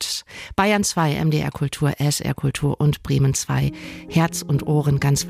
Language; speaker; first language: German; native; German